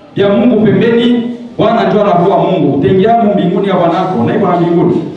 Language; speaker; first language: Swahili; native; Swahili